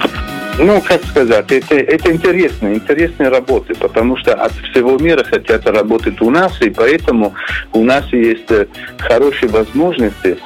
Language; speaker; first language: Russian; non-native, learner; Italian